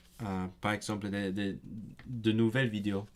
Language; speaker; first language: French; non-native, fluent; Cantonese